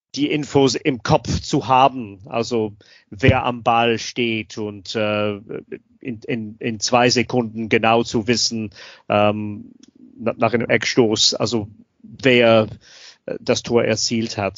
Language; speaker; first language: German; non-native, fluent; English